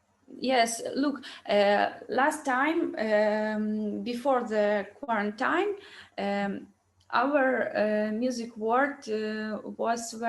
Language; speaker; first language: English; non-native, learner; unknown